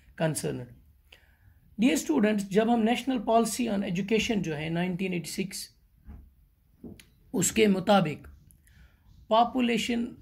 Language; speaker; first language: Hindi; non-native, local second language; Kashmiri